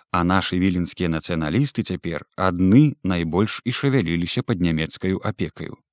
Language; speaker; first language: Belarusian; native; Belarusian